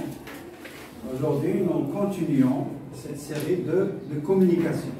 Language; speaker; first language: French; non-native, local second language; Arabic